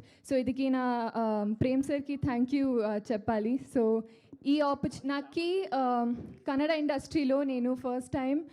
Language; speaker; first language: Telugu; non-native, learner; Kannada